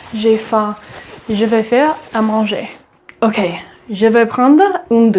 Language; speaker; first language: French; non-native, learner; English